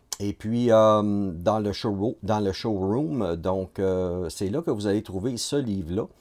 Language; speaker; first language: French; native; French